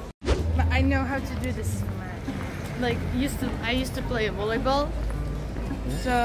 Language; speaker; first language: English; non-native, fluent; Czech